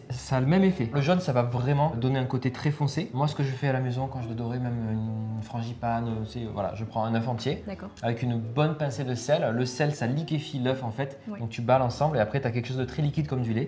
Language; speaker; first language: French; native; French